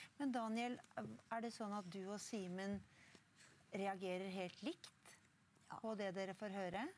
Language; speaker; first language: Norwegian; native; Norwegian